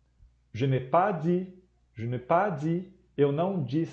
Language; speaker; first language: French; non-native, fluent; Portuguese